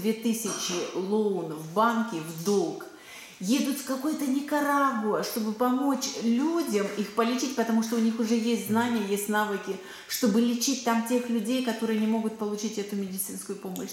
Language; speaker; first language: Russian; native; Russian